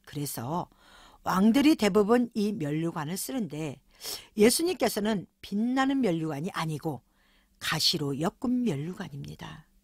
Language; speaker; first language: Korean; native; Korean